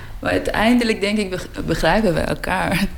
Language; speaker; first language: Dutch; non-native, learner; Persian